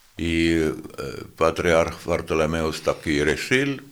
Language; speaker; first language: Russian; non-native, local second language; Lithuanian